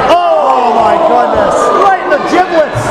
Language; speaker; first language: English; native; English